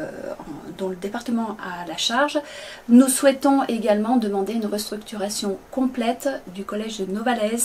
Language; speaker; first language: French; native; French